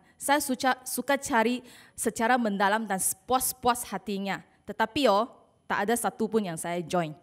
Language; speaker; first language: Malay; non-native, local second language; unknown